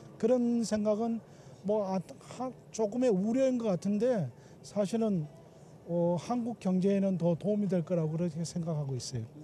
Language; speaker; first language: Korean; native; Korean